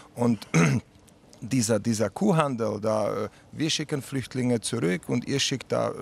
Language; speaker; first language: German; non-native, fluent; Slovak